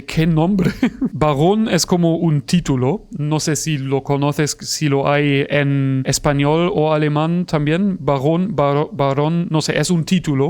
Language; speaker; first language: Spanish; non-native, fluent; German